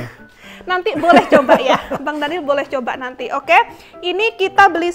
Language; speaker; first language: Indonesian; native; Indonesian